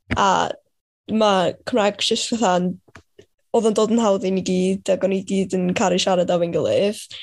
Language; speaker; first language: Welsh; native; Welsh